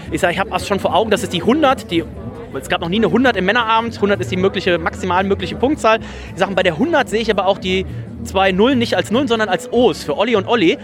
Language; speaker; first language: German; native; German